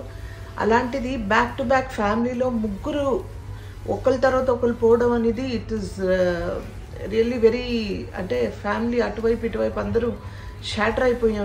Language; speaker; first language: Telugu; non-native, local second language; Urdu